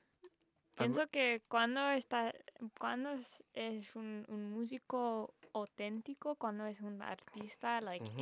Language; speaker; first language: Spanish; early bilingual, heritage; Spanish